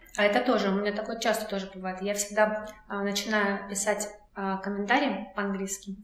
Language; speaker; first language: Russian; native; Russian